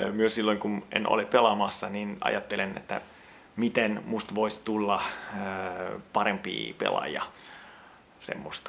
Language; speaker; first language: Finnish; non-native, fluent; Italian